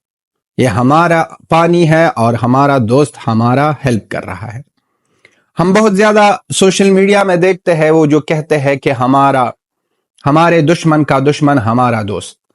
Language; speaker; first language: Hindi; non-native, fluent; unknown